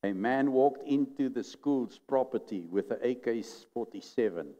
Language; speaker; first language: English; non-native, local second language; Afrikaans